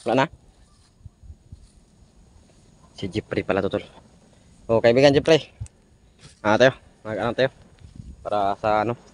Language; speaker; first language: Filipino; non-native, local second language; Cebuano